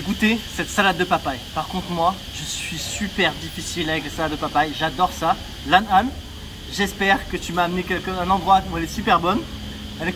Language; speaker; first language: French; native; French